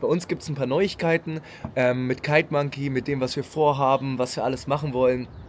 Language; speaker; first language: German; native; German